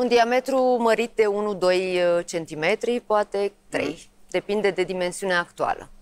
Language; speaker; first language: Romanian; native; Romanian